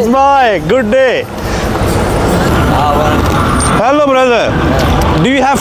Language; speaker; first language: English; non-native, local second language; Urdu